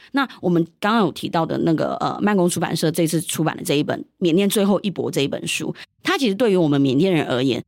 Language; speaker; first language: Chinese; early bilingual, heritage; Chinese